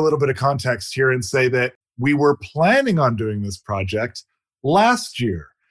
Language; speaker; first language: English; native; English